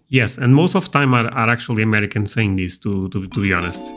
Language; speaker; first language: English; non-native, fluent; Portuguese